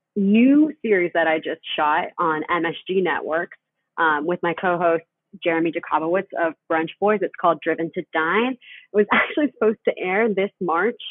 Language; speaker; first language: English; early bilingual, other home language; Spanish